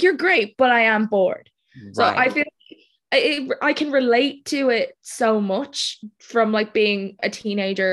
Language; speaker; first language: English; native; English